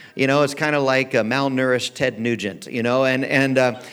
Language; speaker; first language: English; native; English